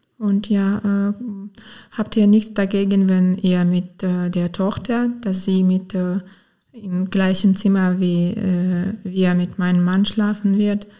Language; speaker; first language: German; non-native, fluent; Ukrainian